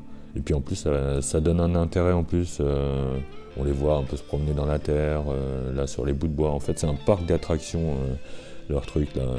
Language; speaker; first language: French; native; French